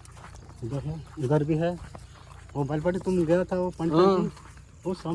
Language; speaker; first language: Hindi; non-native, local second language; Odia